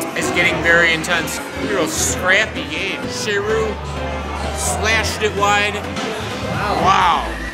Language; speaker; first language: English; native; English